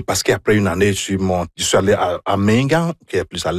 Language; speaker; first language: French; non-native, fluent; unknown